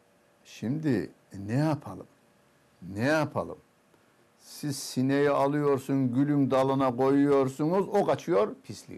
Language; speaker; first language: Turkish; native; Turkish